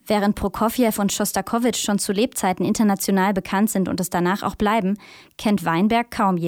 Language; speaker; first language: German; native; German